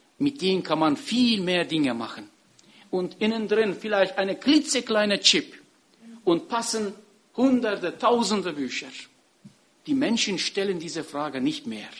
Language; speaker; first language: German; non-native, fluent; Turkish